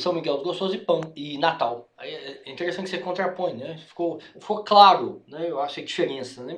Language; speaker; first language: Portuguese; native; Portuguese